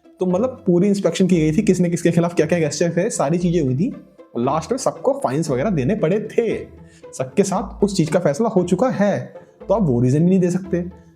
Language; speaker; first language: Hindi; native; Hindi